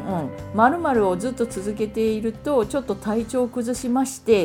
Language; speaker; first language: Japanese; native; Japanese